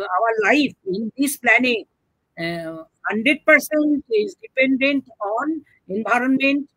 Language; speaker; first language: English; non-native, local second language; Bangla